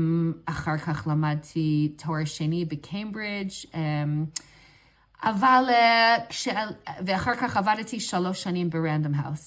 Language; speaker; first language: Hebrew; non-native, fluent; English